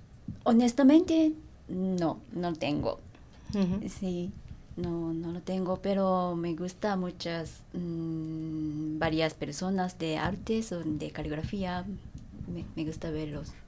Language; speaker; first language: Spanish; non-native, learner; Japanese